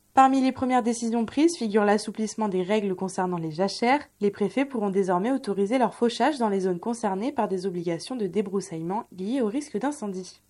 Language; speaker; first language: French; native; French